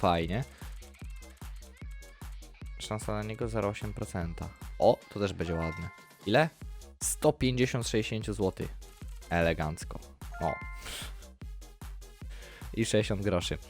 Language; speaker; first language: Polish; native; Polish